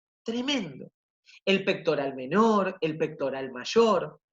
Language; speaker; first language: Spanish; native; Spanish